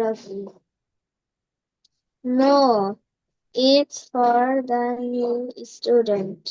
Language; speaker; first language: English; non-native, learner; Bangla